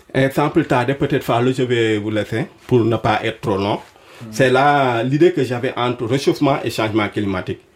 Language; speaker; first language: French; non-native, local second language; Wolof